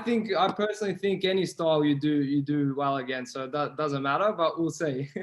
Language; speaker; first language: English; native; English